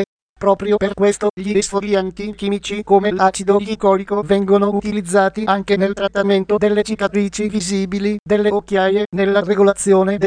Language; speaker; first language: Italian; native; Italian